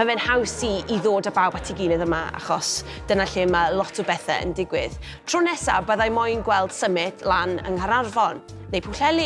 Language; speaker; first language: Welsh; non-native, local second language; English